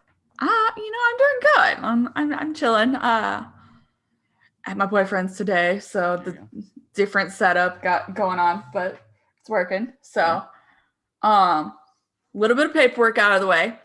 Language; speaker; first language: English; native; English